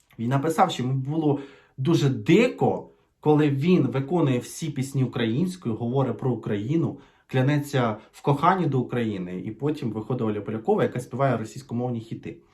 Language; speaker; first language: Ukrainian; native; Ukrainian